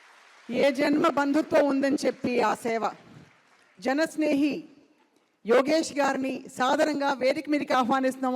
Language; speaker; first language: Telugu; native; Telugu